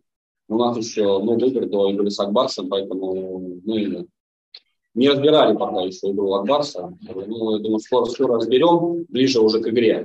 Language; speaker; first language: Russian; native; Russian